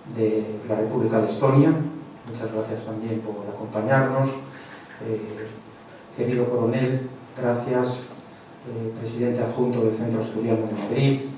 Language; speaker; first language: Spanish; native; Spanish